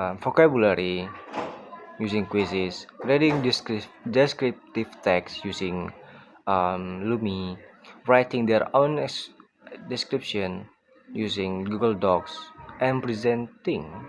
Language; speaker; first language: English; non-native, learner; Indonesian